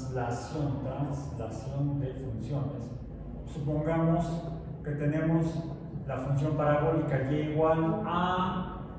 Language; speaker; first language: Spanish; native; Spanish